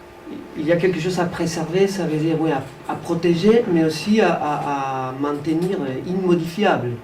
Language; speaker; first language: French; non-native, fluent; Spanish